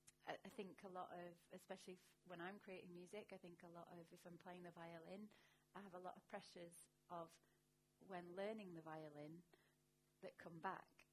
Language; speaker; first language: English; native; English